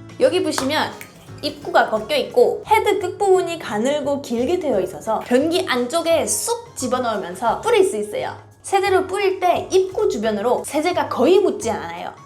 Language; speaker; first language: Korean; non-native, fluent; German